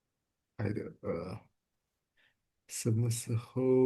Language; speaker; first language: Chinese; non-native, learner; Indonesian